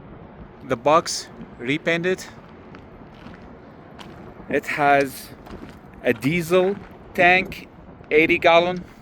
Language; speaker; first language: English; non-native, learner; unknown